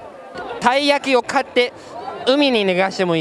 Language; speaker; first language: Japanese; early bilingual, heritage; English